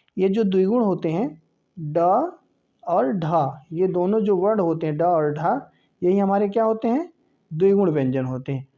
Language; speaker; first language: Hindi; native; Hindi